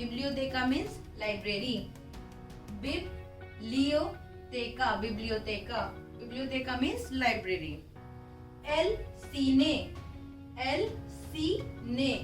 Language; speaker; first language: Spanish; non-native, fluent; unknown